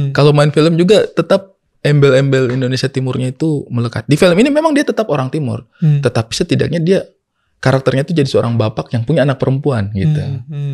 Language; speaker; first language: Indonesian; native; Indonesian